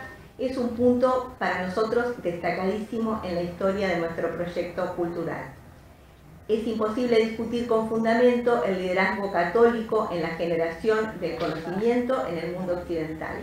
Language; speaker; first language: Spanish; native; Spanish